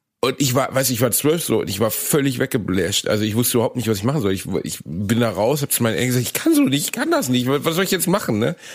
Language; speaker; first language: German; native; German